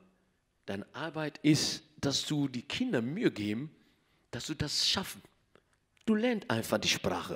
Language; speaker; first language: German; non-native, learner; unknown